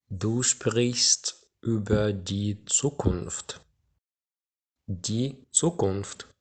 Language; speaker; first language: German; non-native, fluent; Ukrainian